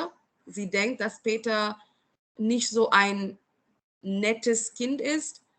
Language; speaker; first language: German; non-native, fluent; Marathi